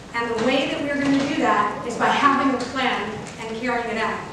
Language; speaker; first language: English; native; English